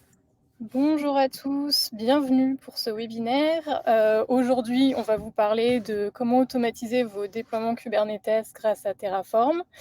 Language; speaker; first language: French; native; French